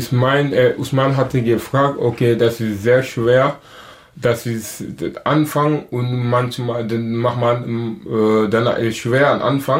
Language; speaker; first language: German; non-native, learner; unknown